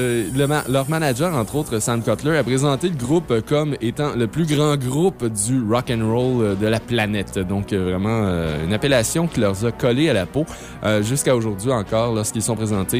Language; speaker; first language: French; native; French